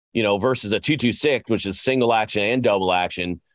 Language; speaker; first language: English; native; English